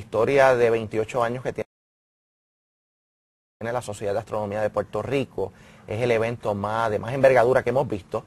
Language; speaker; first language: Spanish; native; Spanish